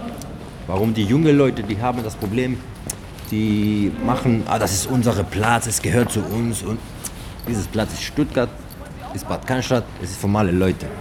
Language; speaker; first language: German; non-native, learner; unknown